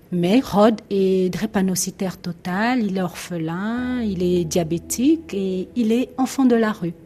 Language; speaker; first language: French; non-native, local second language; Lingala